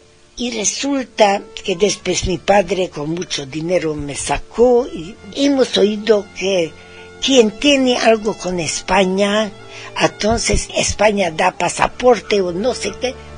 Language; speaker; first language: Spanish; non-native, fluent; Hungarian